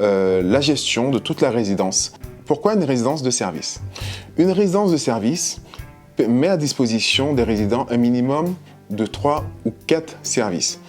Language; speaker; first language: French; native; French